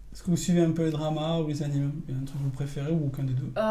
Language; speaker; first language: French; native; French